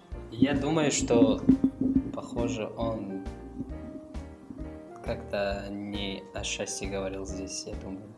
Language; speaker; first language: Russian; non-native, fluent; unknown